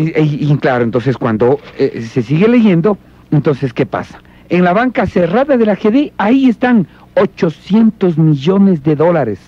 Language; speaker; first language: Spanish; native; Spanish